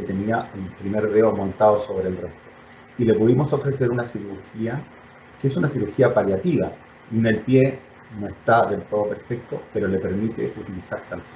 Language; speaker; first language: Spanish; native; Spanish